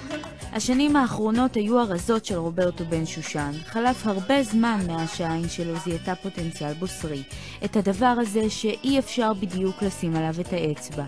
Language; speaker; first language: Hebrew; native; Hebrew